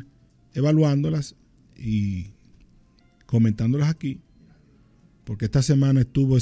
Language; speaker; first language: Spanish; native; Spanish